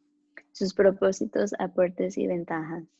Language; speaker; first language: Spanish; early bilingual, other home language; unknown